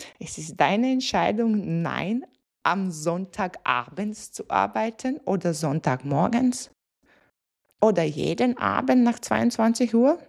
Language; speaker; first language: German; non-native, fluent; Latvian